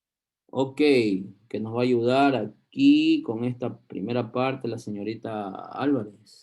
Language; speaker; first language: Spanish; native; Spanish